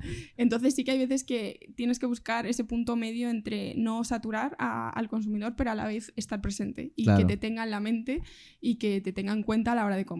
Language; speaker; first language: Spanish; native; Spanish